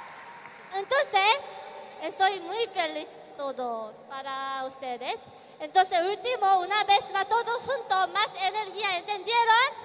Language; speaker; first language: Spanish; non-native, learner; Korean